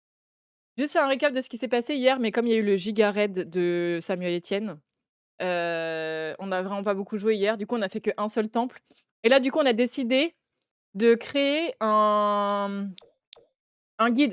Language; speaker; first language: French; native; French